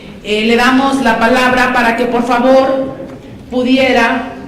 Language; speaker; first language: Spanish; native; Spanish